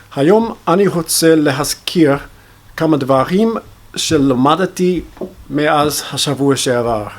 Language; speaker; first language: Hebrew; non-native, learner; English